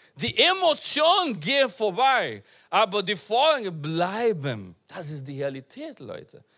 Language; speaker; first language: German; non-native, learner; Portuguese